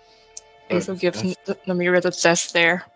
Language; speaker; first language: English; native; English